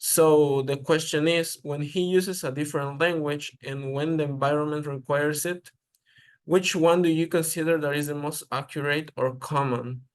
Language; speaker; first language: English; non-native, learner; Spanish